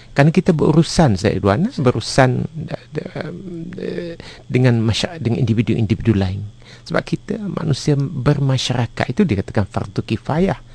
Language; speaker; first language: Malay; native; Malay